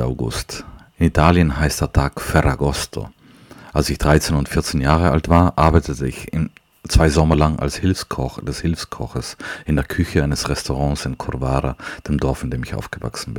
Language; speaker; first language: German; non-native, local second language; Ladin